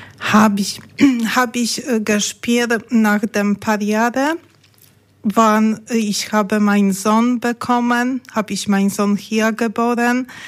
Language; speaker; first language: German; non-native, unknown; Polish